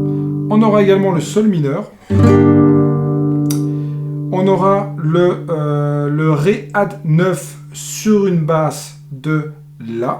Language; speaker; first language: French; native; French